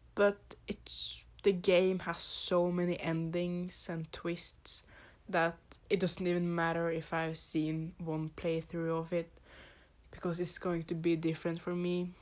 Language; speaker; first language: English; non-native, fluent; Norwegian